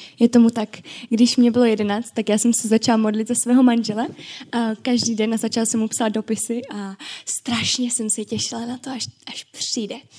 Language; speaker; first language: Czech; native; Czech